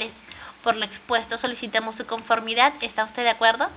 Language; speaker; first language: Spanish; native; Spanish